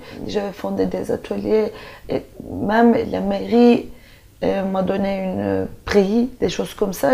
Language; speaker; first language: French; non-native, fluent; Turkish